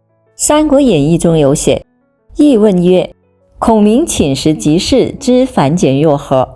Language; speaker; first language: Chinese; native; Chinese